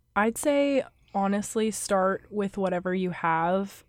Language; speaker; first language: English; native; English